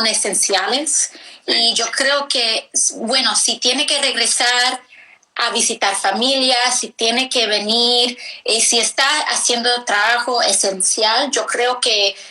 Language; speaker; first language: Spanish; early bilingual, heritage; English